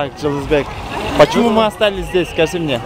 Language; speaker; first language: Russian; non-native, local second language; Kyrgyz